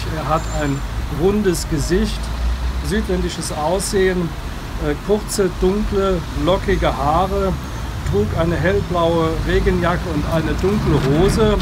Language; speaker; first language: German; native; German